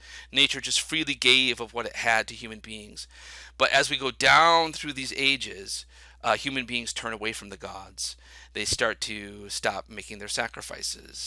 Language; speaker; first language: English; native; English